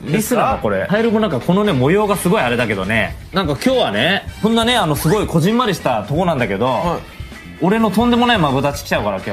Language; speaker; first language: Japanese; native; Japanese